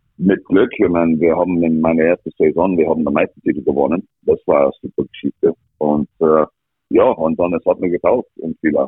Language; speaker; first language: German; non-native, fluent; English